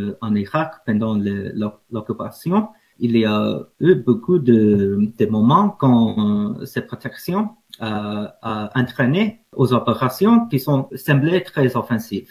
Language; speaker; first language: French; non-native, learner; English